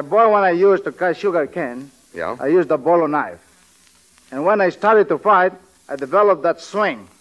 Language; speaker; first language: English; non-native, local second language; Filipino